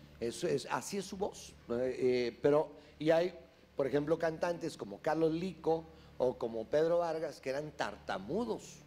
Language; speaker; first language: Spanish; native; Spanish